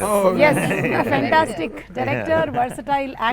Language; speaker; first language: Telugu; native; Telugu